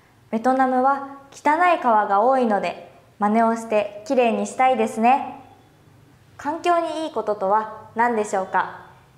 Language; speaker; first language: Japanese; non-native, fluent; Vietnamese